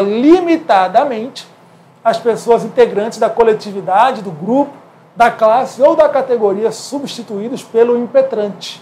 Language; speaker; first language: Portuguese; native; Portuguese